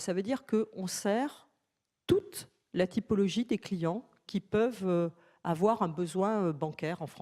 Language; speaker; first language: French; native; French